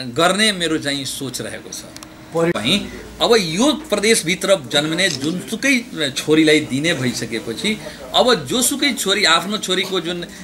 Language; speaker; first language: Nepali; non-native, local second language; Bhojpuri